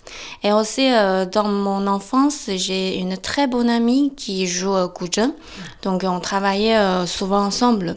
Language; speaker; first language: French; non-native, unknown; Chinese